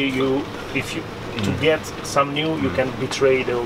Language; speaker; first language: English; non-native, fluent; Italian